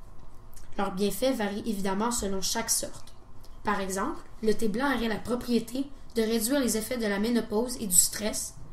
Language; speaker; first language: French; native; French